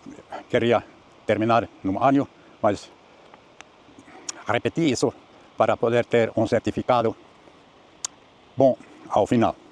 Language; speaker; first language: Portuguese; non-native, learner; Finnish